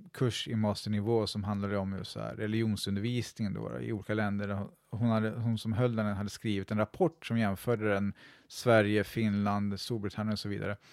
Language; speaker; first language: Swedish; native; Swedish